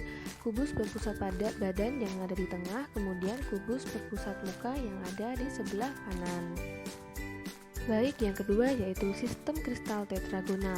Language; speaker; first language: Indonesian; native; Indonesian